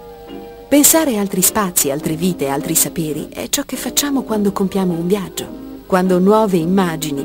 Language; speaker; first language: Italian; native; Italian